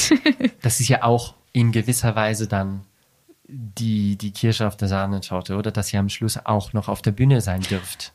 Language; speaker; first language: German; native; German